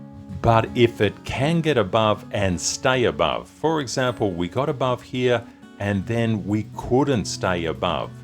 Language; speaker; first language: English; native; English